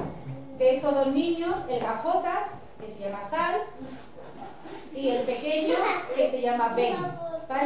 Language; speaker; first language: Spanish; native; Spanish